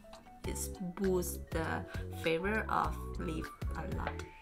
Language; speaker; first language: English; non-native, learner; Thai